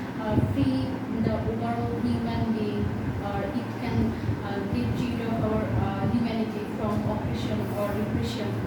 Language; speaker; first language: English; non-native, fluent; Bangla